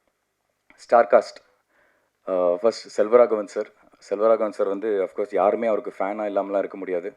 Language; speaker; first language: Tamil; native; Tamil